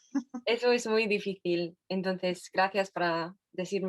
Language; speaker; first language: Spanish; non-native, fluent; English